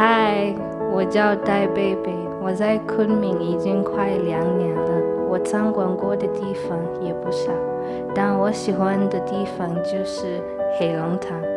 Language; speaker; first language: Chinese; non-native, fluent; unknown